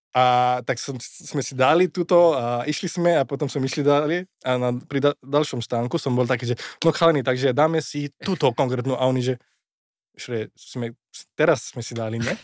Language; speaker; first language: Slovak; non-native, fluent; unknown